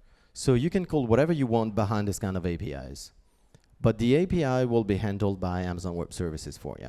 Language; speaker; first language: English; non-native, fluent; French